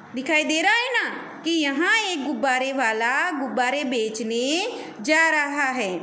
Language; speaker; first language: Hindi; non-native, local second language; Gujarati